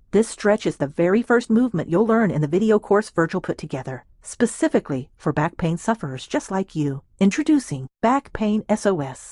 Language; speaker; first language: English; native; English